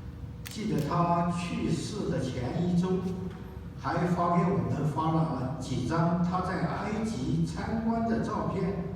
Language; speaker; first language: Chinese; native; Chinese